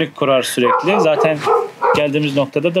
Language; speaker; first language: Turkish; native; Turkish